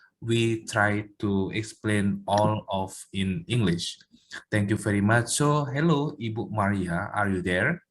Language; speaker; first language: English; non-native, learner; Indonesian